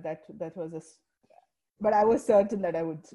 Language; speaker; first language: English; non-native, local second language; Malayalam